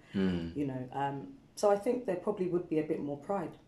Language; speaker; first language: English; native; English